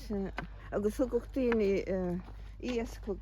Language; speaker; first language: Irish; native; Irish